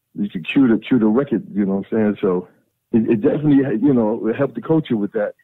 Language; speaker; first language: English; native; English